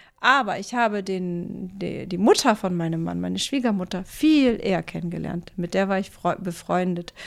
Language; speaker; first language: German; native; German